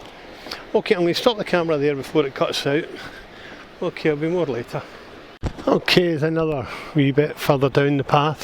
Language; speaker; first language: English; native; English